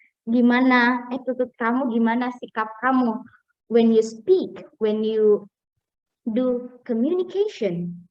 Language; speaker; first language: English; non-native, fluent; Indonesian